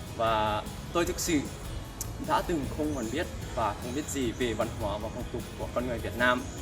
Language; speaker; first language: Vietnamese; non-native, fluent; Lao